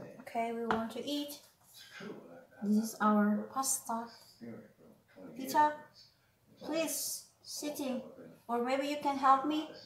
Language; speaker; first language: English; non-native, learner; Indonesian